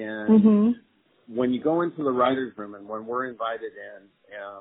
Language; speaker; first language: English; native; English